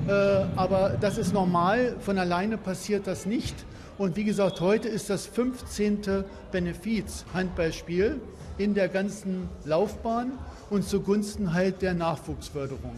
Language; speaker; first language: German; native; German